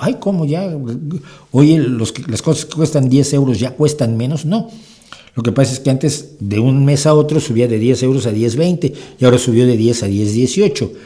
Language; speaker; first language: Spanish; native; Spanish